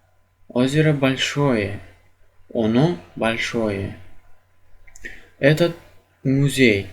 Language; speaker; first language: Russian; non-native, fluent; Turkmen